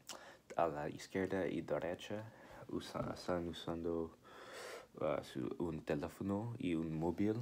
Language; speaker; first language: Spanish; non-native, learner; English